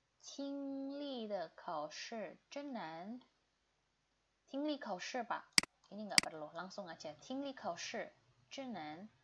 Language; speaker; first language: Chinese; non-native, fluent; Indonesian